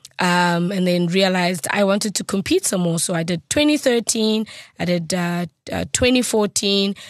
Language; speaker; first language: English; non-native, local second language; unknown